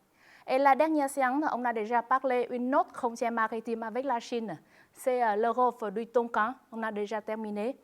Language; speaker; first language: French; non-native, fluent; Vietnamese